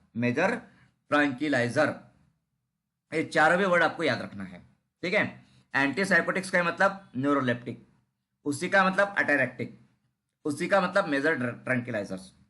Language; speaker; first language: Hindi; non-native, local second language; Marathi